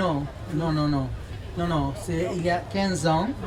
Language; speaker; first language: French; non-native, fluent; Spanish